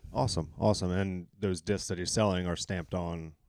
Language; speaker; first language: English; native; English